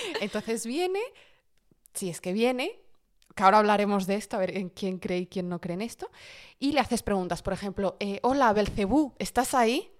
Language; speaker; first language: Spanish; early bilingual, other home language; Arabic